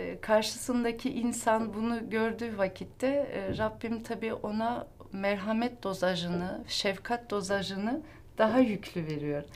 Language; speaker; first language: Turkish; early bilingual, heritage; Turkish